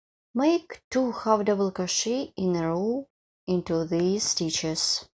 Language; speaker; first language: English; non-native, fluent; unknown